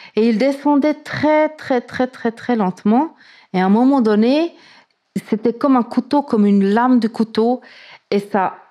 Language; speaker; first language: French; native; French